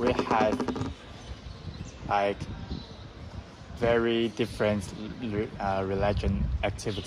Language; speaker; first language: English; non-native, learner; Chinese